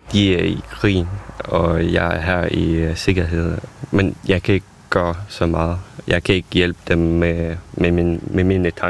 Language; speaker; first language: Danish; early bilingual, other home language; Ukrainian